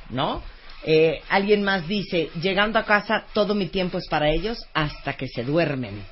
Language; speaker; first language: Spanish; early bilingual, other home language; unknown